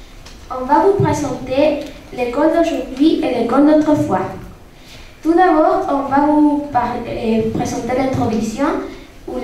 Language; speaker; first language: French; non-native, learner; Spanish